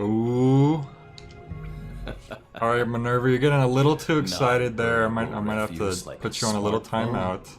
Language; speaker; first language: English; native; English